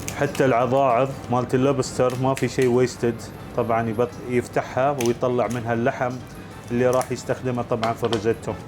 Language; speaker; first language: Arabic; native; Arabic